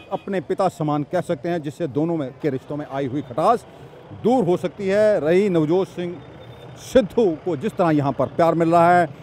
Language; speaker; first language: Hindi; non-native, local second language; Punjabi